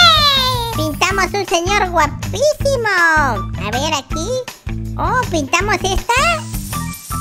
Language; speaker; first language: Spanish; native; Spanish